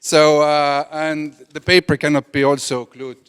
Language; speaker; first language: English; non-native, fluent; Estonian